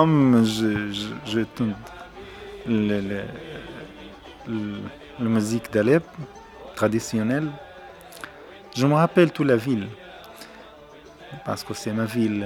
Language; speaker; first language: French; non-native, learner; Arabic